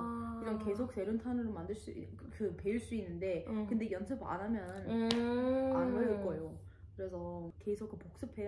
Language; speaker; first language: Korean; non-native, learner; English